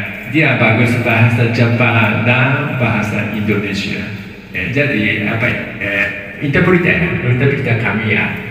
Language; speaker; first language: Indonesian; non-native, learner; Japanese